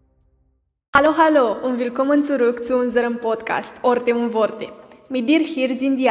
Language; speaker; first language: German; non-native, learner; Romanian